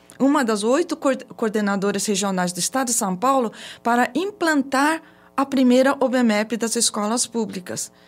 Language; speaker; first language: Portuguese; early bilingual, other home language; Japanese